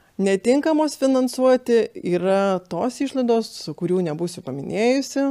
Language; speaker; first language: Lithuanian; native; Lithuanian